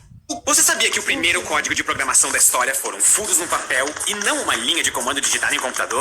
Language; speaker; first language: Portuguese; native; Portuguese